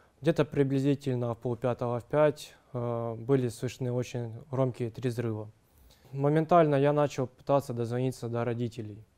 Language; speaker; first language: Russian; native; Russian